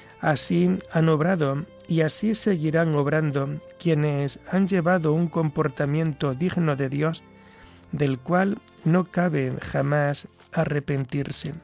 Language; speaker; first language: Spanish; native; Spanish